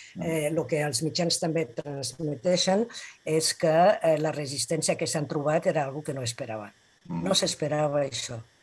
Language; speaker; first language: Catalan; non-native, local second language; Spanish